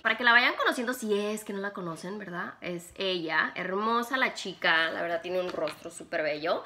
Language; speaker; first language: Spanish; native; Spanish